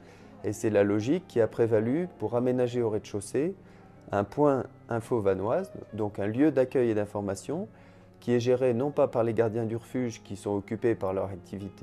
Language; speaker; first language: French; native; French